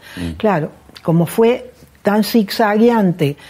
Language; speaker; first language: Spanish; native; Spanish